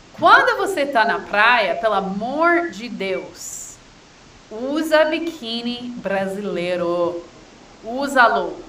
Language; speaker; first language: Portuguese; non-native, fluent; English